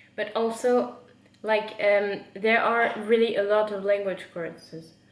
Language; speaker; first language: English; non-native, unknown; French